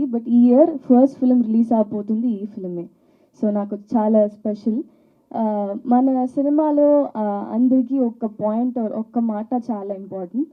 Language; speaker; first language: Telugu; non-native, local second language; Tamil